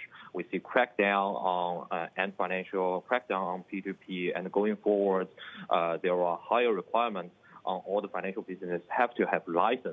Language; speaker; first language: English; non-native, fluent; Chinese